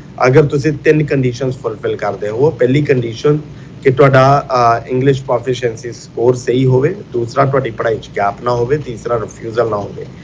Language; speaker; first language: Punjabi; early bilingual, heritage; Punjabi